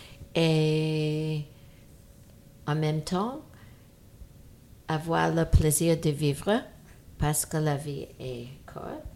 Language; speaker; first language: French; non-native, fluent; English